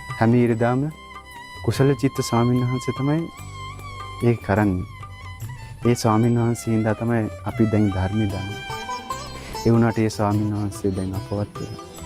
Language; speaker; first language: Sinhala; non-native, fluent; Hindi